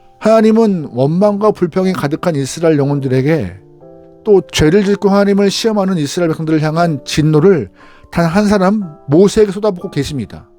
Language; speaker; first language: Korean; native; Korean